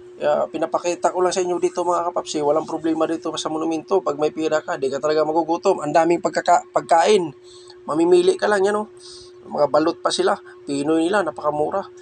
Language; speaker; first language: Filipino; non-native, local second language; Cebuano